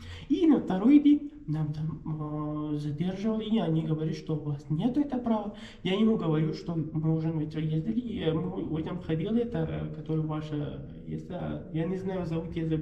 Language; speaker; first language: Russian; non-native, learner; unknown